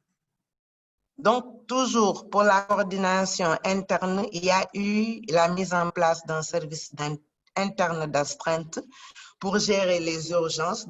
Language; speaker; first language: French; non-native, local second language; Wolof